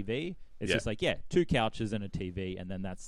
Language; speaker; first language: English; native; English